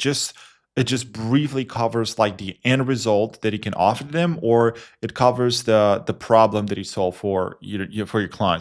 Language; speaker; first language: English; non-native, fluent; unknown